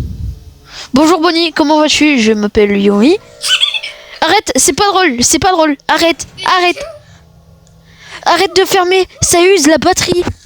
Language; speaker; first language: French; native; French